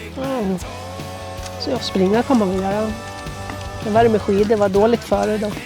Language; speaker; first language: Swedish; native; Swedish